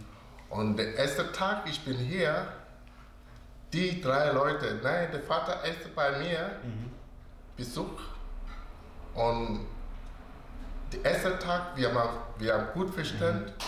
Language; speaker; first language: German; non-native, learner; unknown